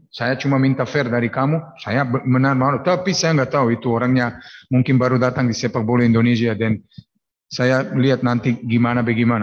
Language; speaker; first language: Indonesian; non-native, fluent; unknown